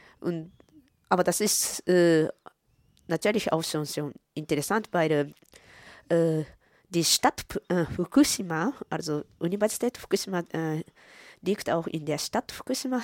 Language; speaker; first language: German; non-native, fluent; Japanese